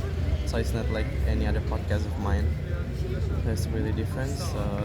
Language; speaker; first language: English; non-native, fluent; Indonesian